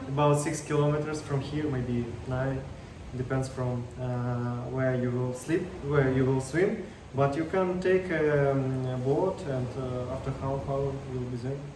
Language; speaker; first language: English; non-native, learner; Russian